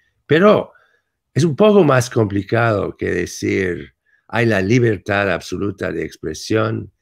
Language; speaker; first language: Spanish; non-native, fluent; English